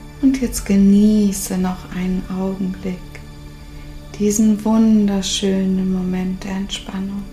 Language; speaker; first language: German; native; German